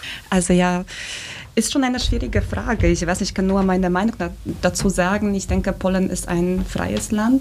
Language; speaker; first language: German; non-native, fluent; Polish